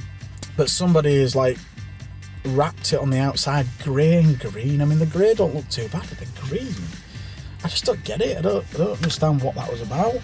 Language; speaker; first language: English; native; English